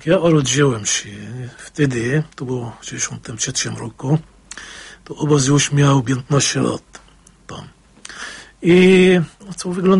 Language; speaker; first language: Polish; non-native, fluent; Arabic